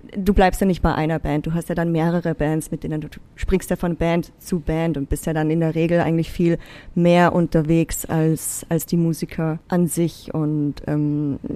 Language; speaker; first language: German; native; German